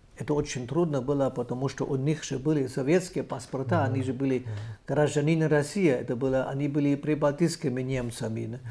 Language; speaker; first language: Russian; non-native, fluent; German